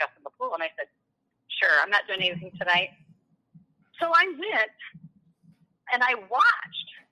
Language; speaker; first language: English; native; English